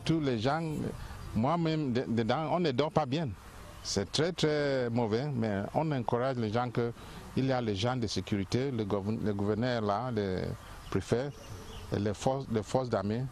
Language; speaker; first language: French; non-native, local second language; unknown